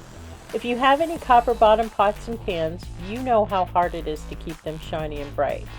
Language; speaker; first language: English; native; English